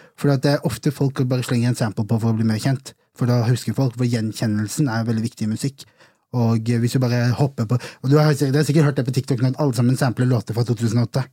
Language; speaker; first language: Norwegian; early bilingual, other home language; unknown